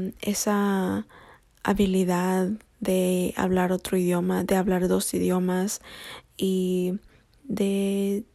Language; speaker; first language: Spanish; early bilingual, heritage; Spanish